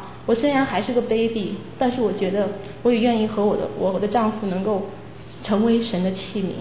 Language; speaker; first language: Chinese; native; Chinese